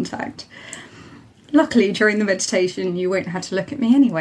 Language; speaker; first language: English; native; English